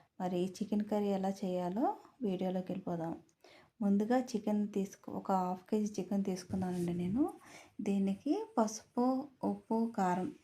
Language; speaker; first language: Telugu; native; Telugu